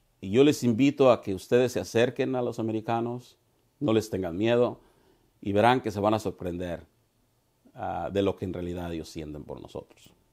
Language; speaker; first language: Spanish; native; Spanish